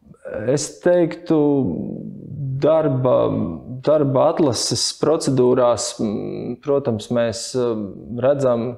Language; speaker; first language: Latvian; native; Latvian